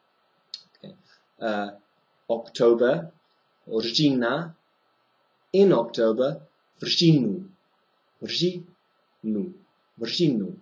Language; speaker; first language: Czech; non-native, fluent; English